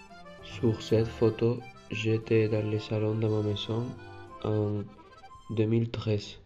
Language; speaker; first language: French; non-native, learner; Spanish